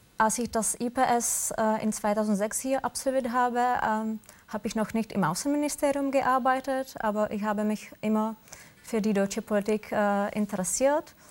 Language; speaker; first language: German; non-native, fluent; Czech